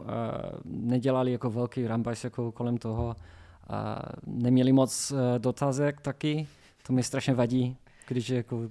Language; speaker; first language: Czech; non-native, learner; English